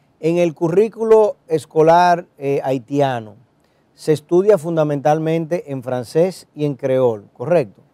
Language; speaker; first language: Spanish; native; Spanish